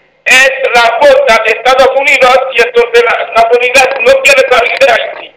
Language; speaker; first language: Spanish; non-native, fluent; Haitian Creole